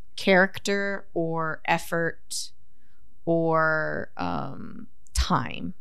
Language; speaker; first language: English; native; English